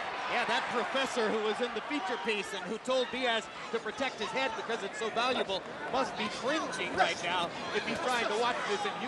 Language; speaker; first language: English; native; English